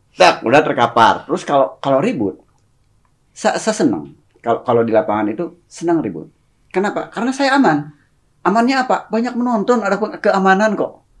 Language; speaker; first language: Indonesian; non-native, local second language; Sundanese